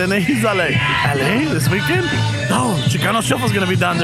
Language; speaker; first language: English; early bilingual, other home language; Spanish